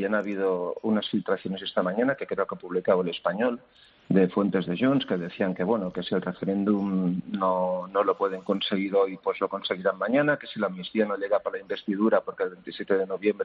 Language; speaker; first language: Spanish; native; Spanish